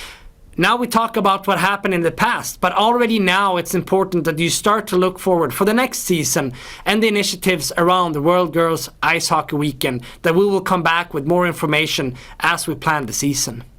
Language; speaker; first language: English; non-native, fluent; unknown